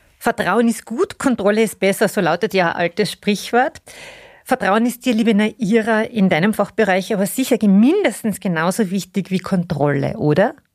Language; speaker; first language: German; native; German